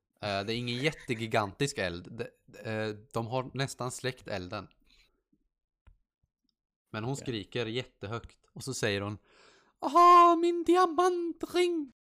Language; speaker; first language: Swedish; native; Swedish